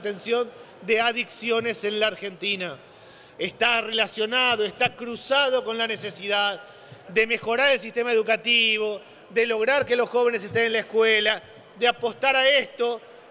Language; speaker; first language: Spanish; native; Spanish